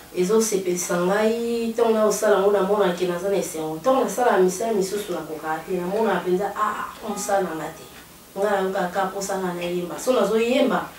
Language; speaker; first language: Lingala; native; Lingala